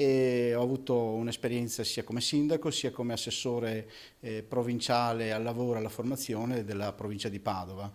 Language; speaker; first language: Italian; native; Italian